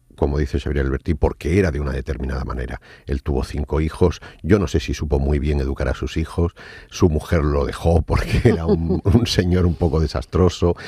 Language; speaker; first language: Spanish; non-native, fluent; Arabic